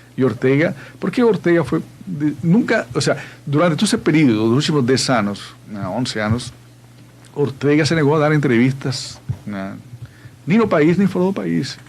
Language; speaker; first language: Portuguese; non-native, fluent; Spanish